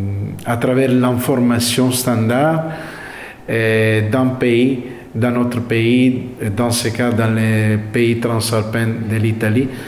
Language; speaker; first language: French; non-native, fluent; Italian